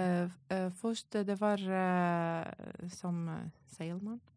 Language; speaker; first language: Swedish; non-native, learner; Arabic